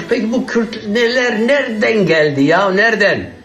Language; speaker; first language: Turkish; non-native, local second language; Kurdish